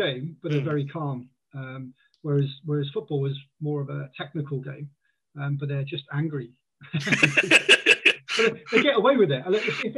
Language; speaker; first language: English; native; English